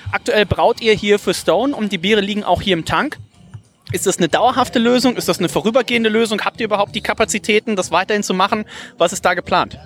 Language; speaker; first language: German; native; German